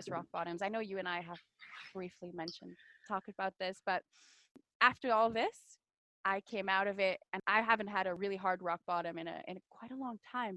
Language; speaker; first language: English; non-native, fluent; French